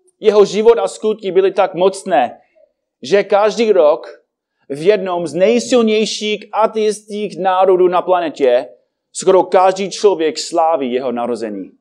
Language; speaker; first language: Czech; non-native, fluent; English